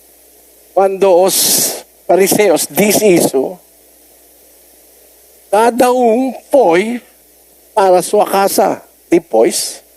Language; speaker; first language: Portuguese; non-native, learner; Filipino